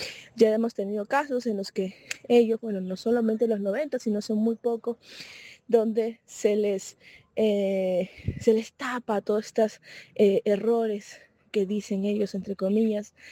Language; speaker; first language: Spanish; native; Spanish